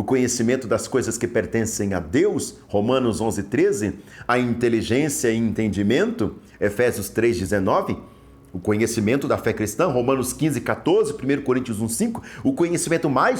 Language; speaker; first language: Portuguese; native; Portuguese